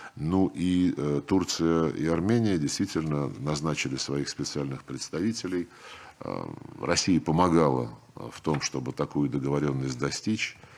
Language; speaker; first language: Russian; native; Russian